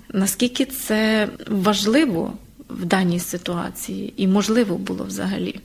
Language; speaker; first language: Ukrainian; native; Ukrainian